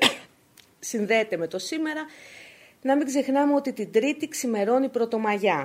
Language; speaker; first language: Greek; native; Greek